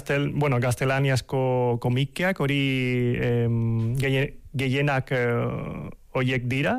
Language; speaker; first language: Basque; non-native, local second language; Spanish